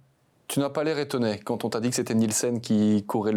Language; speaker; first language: French; native; French